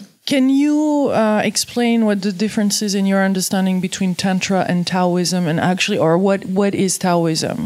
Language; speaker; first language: English; non-native, fluent; French